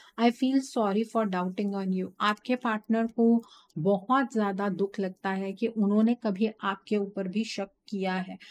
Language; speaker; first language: Hindi; native; Hindi